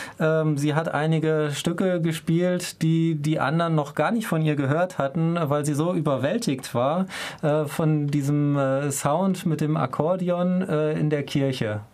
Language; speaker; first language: German; native; German